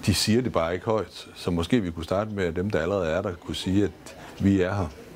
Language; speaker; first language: Danish; native; Danish